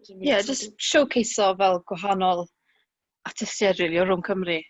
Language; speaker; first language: Welsh; native; Welsh